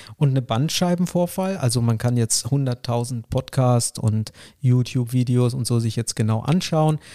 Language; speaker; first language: German; early bilingual, other home language; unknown